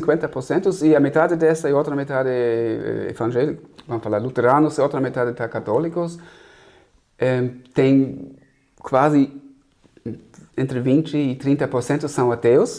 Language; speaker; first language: Portuguese; non-native, fluent; German